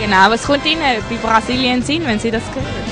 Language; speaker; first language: German; native; German